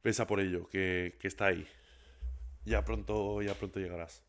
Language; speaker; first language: Spanish; early bilingual, other home language; English